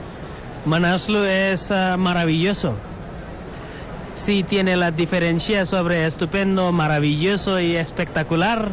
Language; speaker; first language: Spanish; non-native, learner; Nepali